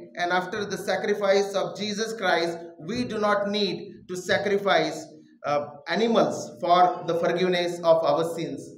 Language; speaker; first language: English; non-native, local second language; Marathi